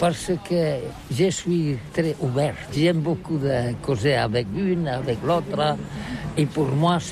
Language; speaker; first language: French; non-native, learner; Catalan